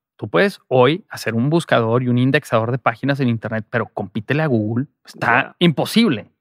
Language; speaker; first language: Spanish; native; Spanish